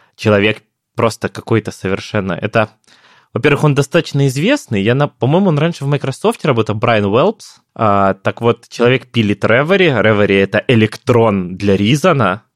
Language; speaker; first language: Russian; native; Russian